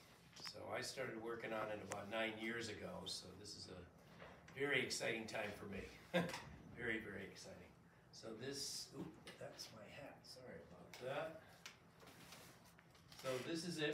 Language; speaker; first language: English; native; English